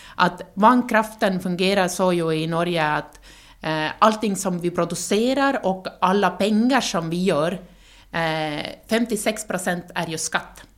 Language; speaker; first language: Norwegian; non-native, fluent; Estonian